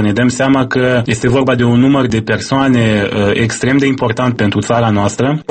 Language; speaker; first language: Romanian; native; Romanian